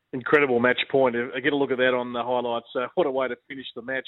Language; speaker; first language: English; native; English